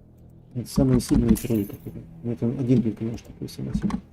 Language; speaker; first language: Russian; native; Russian